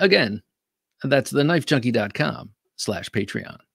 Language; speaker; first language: English; native; English